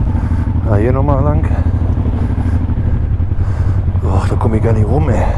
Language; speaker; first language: German; native; German